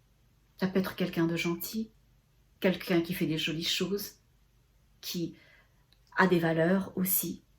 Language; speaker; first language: French; native; French